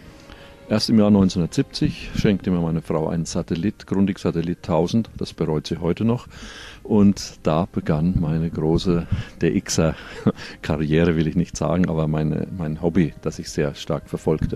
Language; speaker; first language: German; native; German